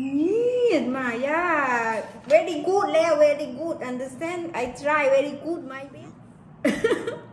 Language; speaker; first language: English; non-native, learner; Thai